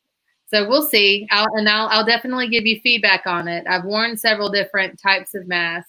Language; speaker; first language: English; native; English